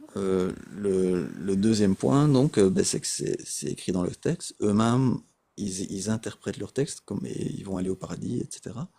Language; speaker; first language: French; native; French